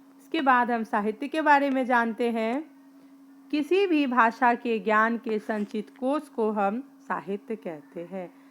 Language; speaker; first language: Hindi; native; Hindi